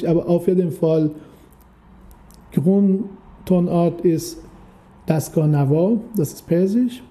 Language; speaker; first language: German; non-native, fluent; Persian